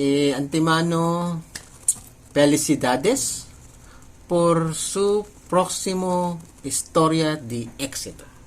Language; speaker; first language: Spanish; non-native, learner; Filipino